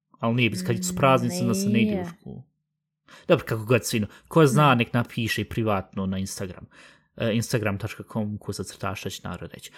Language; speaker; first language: Bosnian; early bilingual, heritage; Bosnian